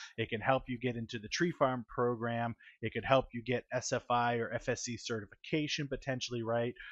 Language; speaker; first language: English; native; English